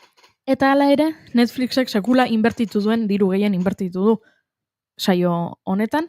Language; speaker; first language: Basque; native; Basque